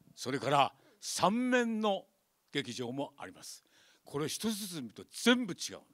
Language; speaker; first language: Japanese; native; Japanese